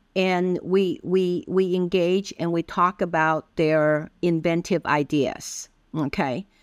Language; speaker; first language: English; early bilingual, other home language; Min Nan Chinese